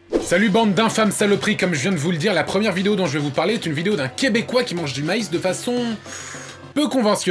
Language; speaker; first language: French; native; French